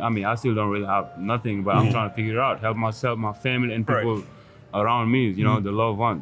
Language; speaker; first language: English; non-native, fluent; Wolof